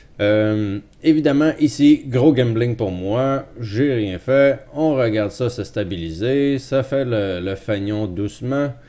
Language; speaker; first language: French; native; French